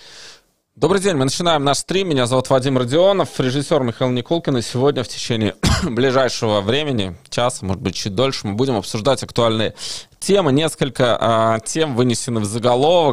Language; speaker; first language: Russian; native; Russian